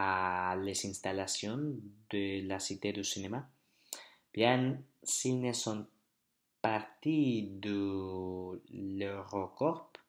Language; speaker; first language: French; non-native, learner; Spanish